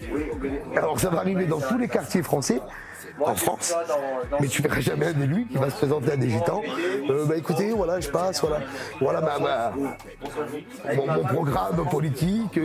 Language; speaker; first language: French; native; French